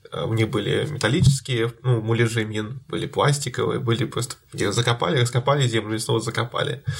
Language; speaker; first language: Russian; native; Russian